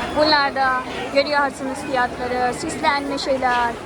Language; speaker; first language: Turkish; non-native, fluent; Hindi